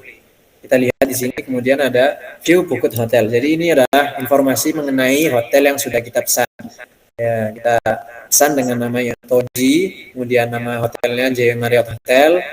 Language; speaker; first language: Indonesian; native; Indonesian